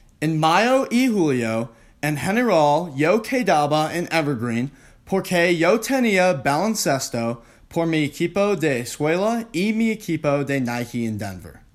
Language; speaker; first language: Spanish; non-native, learner; English